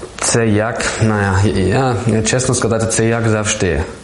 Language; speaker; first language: Ukrainian; non-native, learner; German